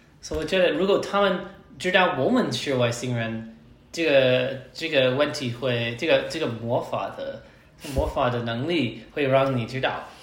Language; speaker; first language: Chinese; non-native, learner; English